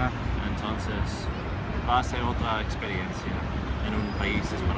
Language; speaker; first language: Spanish; non-native, fluent; English